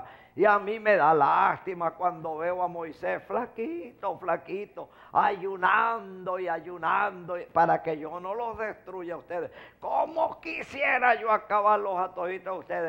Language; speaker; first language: Spanish; native; Spanish